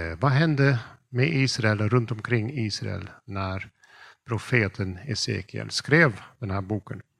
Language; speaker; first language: Swedish; non-native, fluent; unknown